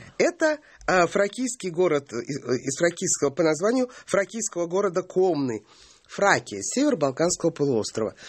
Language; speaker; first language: Russian; native; Russian